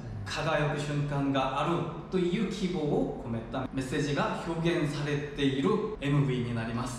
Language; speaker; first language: Japanese; non-native, fluent; Korean